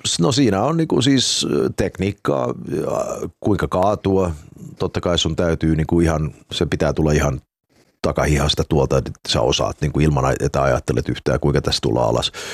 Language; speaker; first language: Finnish; early bilingual, heritage; Finnish